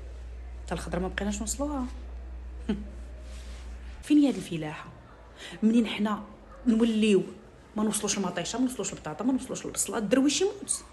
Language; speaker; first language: Arabic; native; Arabic